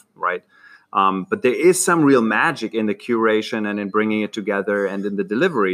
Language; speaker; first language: English; non-native, fluent; German